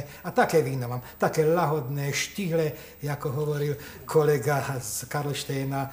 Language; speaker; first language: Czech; non-native, local second language; Slovak